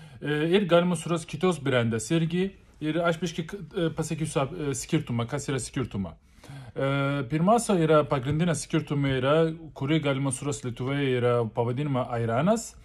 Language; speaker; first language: Lithuanian; non-native, learner; Turkish